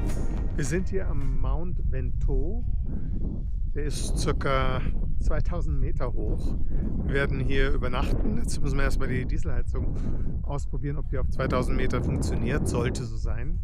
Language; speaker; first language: German; native; German